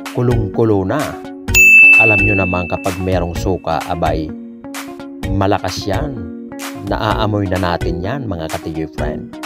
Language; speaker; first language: Filipino; non-native, local second language; Bikol